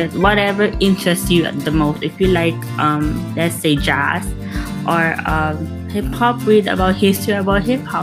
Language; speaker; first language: English; non-native, local second language; Filipino